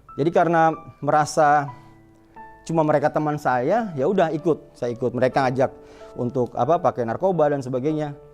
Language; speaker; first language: Indonesian; native; Indonesian